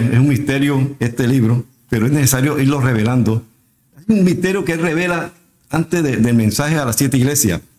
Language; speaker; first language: Spanish; native; Spanish